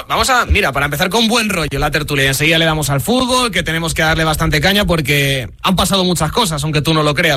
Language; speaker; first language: Spanish; native; Spanish